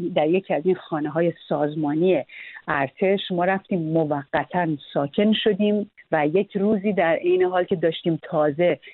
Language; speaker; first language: Persian; native; Persian